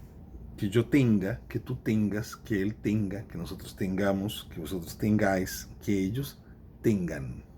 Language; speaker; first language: Spanish; non-native, fluent; Portuguese